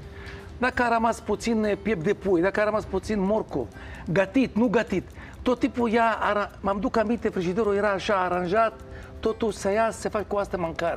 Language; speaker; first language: Romanian; non-native, learner; Hebrew